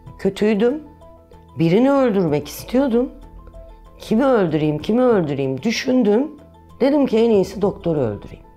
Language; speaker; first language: Turkish; native; Turkish